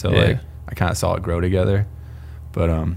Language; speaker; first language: English; native; English